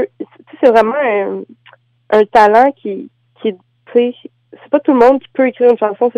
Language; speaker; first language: French; native; French